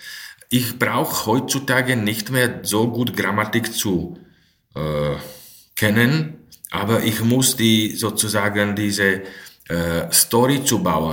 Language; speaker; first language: German; non-native, fluent; Slovak